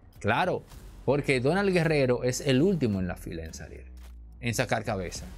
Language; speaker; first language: Spanish; native; Spanish